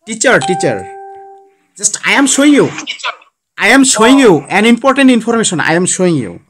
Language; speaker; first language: English; non-native, learner; Bangla